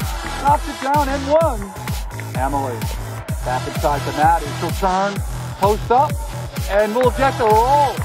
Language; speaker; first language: English; native; English